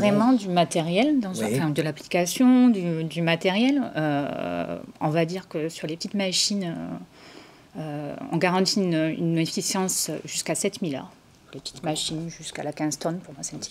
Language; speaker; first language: French; native; French